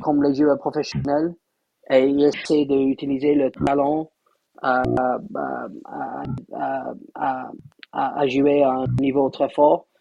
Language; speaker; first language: French; non-native, fluent; English